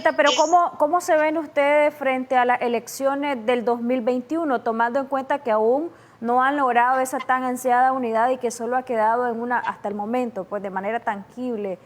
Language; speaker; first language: Spanish; native; Spanish